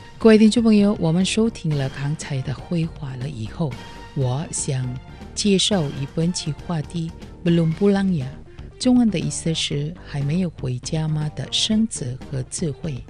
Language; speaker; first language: Chinese; non-native, learner; Indonesian